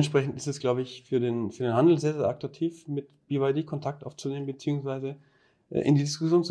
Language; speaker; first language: German; native; German